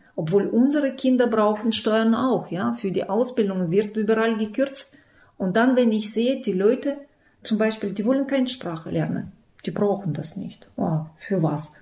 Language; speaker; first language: German; non-native, fluent; Russian